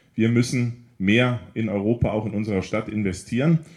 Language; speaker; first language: German; native; German